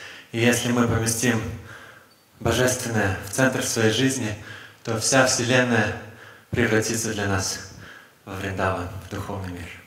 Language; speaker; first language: Russian; native; Russian